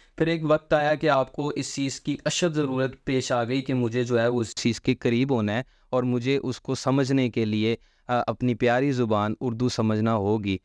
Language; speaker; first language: Urdu; native; Urdu